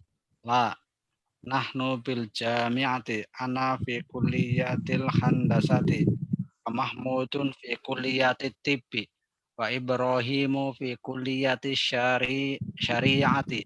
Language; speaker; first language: Arabic; non-native, learner; Indonesian